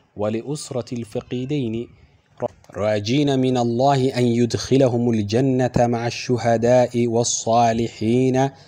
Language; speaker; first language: Arabic; non-native, local second language; Somali